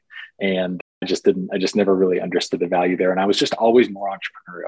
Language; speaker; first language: English; native; English